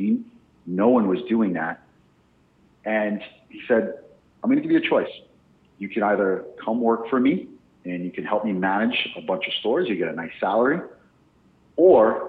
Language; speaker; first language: English; native; English